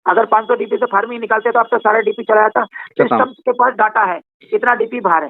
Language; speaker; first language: Hindi; native; Hindi